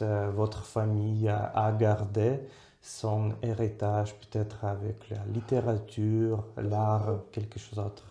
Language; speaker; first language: French; non-native, fluent; Russian